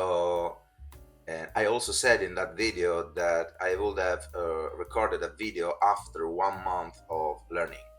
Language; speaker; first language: English; non-native, fluent; Italian